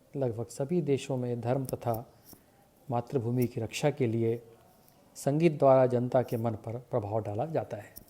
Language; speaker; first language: Hindi; native; Hindi